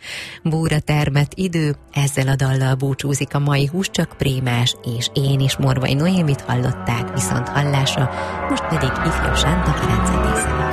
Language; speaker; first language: Hungarian; native; Hungarian